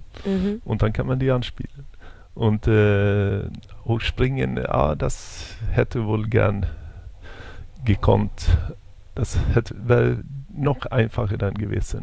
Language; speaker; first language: German; non-native, fluent; Swedish